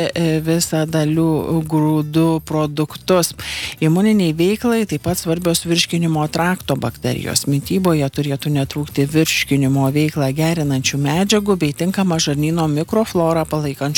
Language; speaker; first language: Lithuanian; native; Lithuanian